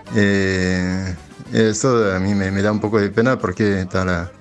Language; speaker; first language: Spanish; non-native, fluent; French